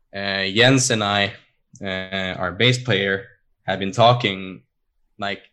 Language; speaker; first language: English; non-native, fluent; Swedish